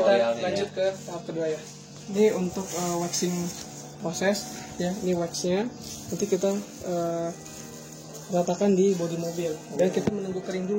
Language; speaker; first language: Indonesian; native; Indonesian